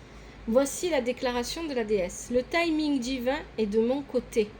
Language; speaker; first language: French; native; French